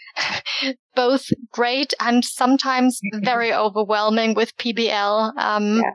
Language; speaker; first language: English; early bilingual, other home language; German